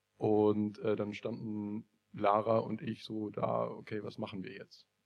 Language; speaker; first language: German; native; German